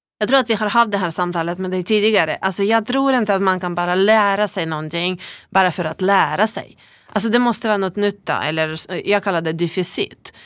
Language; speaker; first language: Swedish; non-native, fluent; Russian